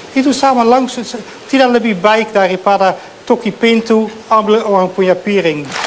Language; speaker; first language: Indonesian; non-native, fluent; Dutch